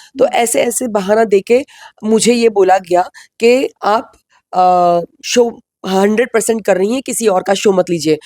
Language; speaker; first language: Hindi; non-native, local second language; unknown